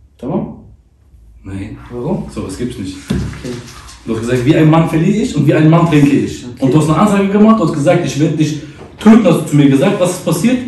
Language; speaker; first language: German; early bilingual, other home language; Turkish